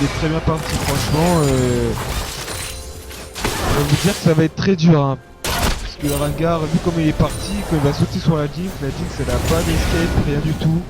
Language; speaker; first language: French; native; French